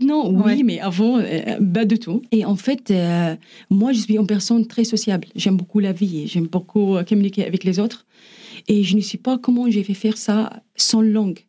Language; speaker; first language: French; non-native, learner; Arabic